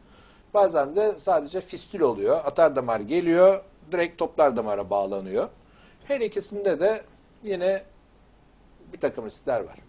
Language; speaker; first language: Turkish; native; Turkish